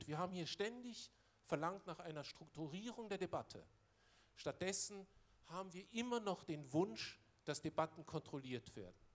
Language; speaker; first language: German; non-native, local second language; Luxembourgish